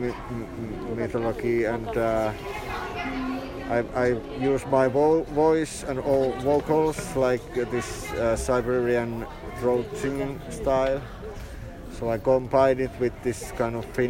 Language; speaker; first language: English; non-native, fluent; Finnish